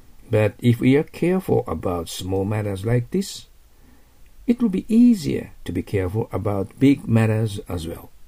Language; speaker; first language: English; non-native, fluent; Japanese